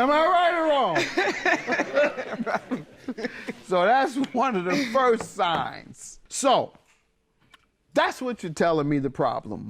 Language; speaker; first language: English; native; English